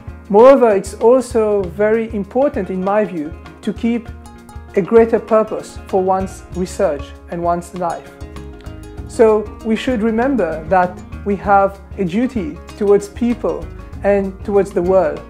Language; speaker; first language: English; non-native, local second language; Morisyen